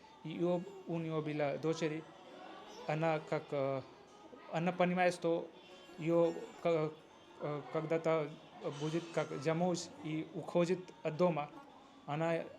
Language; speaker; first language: Russian; non-native, learner; Hindi